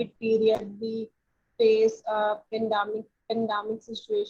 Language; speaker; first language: English; non-native, learner; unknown